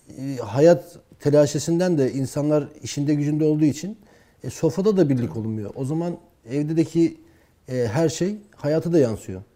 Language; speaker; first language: Turkish; native; Turkish